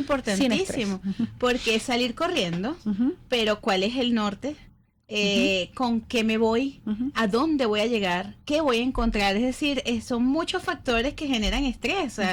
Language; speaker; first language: Spanish; native; Spanish